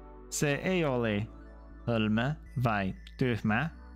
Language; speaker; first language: Finnish; non-native, learner; English